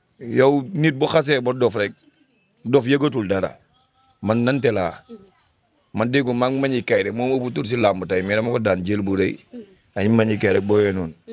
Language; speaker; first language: Wolof; non-native, local second language; Fula